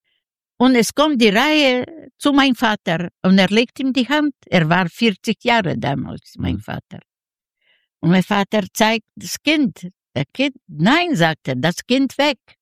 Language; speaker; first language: German; non-native, learner; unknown